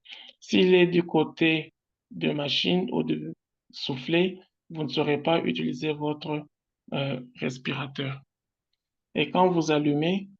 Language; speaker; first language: French; non-native, local second language; Rundi